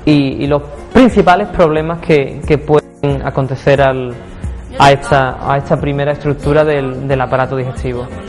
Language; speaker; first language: Spanish; native; Spanish